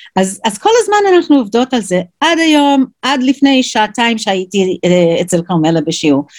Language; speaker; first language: Hebrew; non-native, fluent; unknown